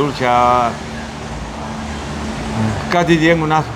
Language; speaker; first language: Russian; non-native, learner; Spanish